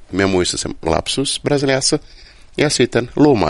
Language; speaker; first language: Finnish; non-native, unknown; Portuguese